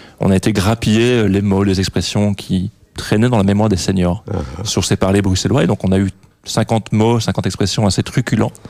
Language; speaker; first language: French; native; French